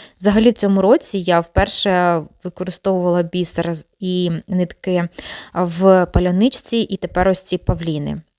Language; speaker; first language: Ukrainian; non-native, local second language; Russian